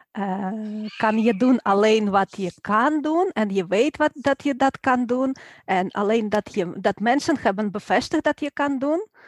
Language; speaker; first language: Dutch; non-native, fluent; Ukrainian